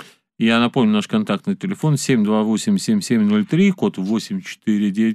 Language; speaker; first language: Russian; native; Russian